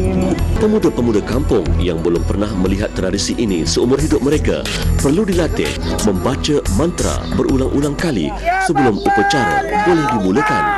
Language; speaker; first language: Malay; native; Malay